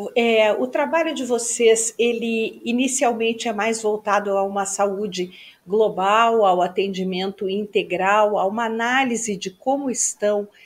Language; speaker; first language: Portuguese; native; Portuguese